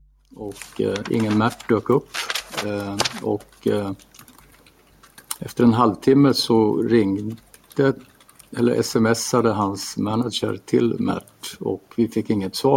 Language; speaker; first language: Swedish; native; Swedish